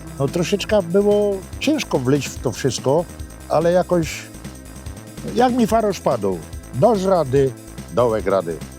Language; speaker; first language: Polish; native; Polish